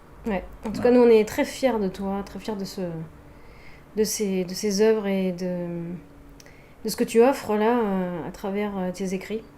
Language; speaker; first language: French; native; French